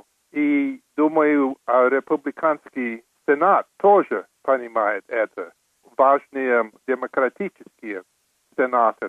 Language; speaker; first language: Russian; non-native, fluent; English